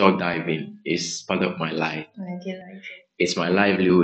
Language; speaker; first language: English; non-native, local second language; Ewe